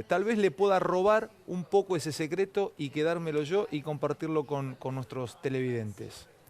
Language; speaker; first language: Spanish; native; Spanish